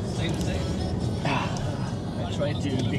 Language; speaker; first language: English; non-native, learner; Swedish